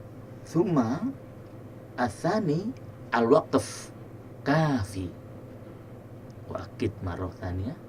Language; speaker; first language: Arabic; non-native, fluent; Indonesian